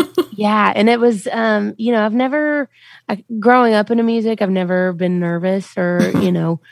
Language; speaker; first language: English; native; English